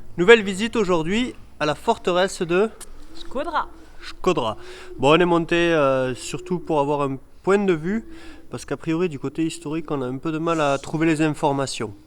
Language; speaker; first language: French; native; French